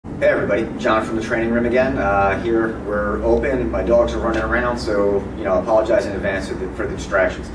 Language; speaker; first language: English; native; English